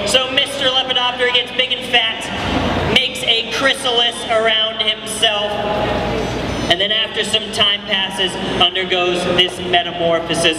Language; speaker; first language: English; native; English